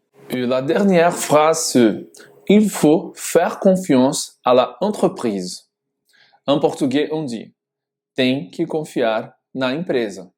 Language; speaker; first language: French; non-native, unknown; Portuguese